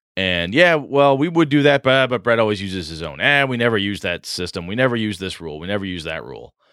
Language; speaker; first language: English; native; English